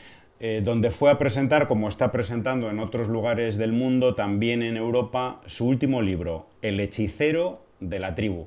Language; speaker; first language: Spanish; native; Spanish